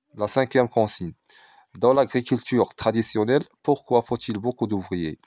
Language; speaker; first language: French; non-native, local second language; Arabic